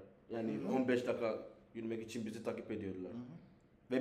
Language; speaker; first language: Turkish; non-native, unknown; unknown